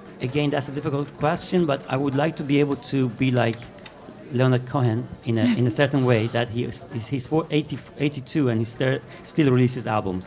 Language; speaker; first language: English; non-native, fluent; Persian